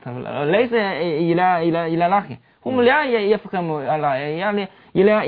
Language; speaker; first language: Arabic; non-native, learner; Chinese